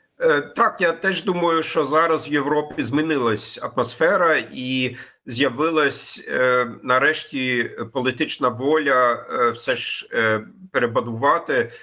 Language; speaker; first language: Ukrainian; non-native, fluent; German